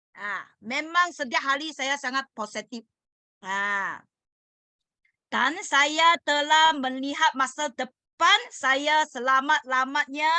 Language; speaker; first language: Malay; non-native, learner; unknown